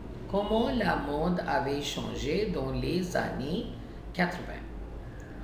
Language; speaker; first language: French; non-native, fluent; Tamil